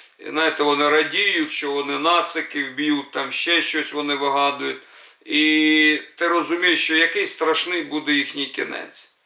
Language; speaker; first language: Ukrainian; native; Ukrainian